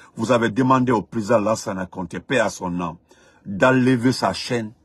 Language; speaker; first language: French; non-native, local second language; Fula